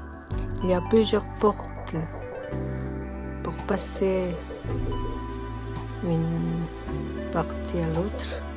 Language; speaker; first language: French; non-native, learner; Korean